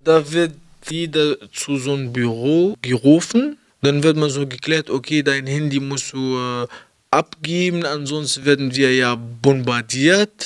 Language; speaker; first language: German; early bilingual, other home language; Arabic